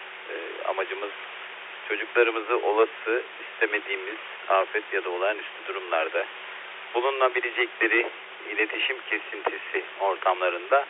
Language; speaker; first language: Turkish; native; Turkish